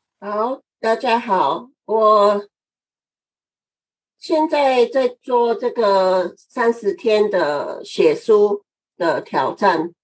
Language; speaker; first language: Chinese; non-native, fluent; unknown